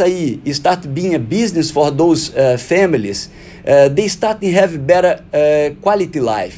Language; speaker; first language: English; non-native, fluent; Portuguese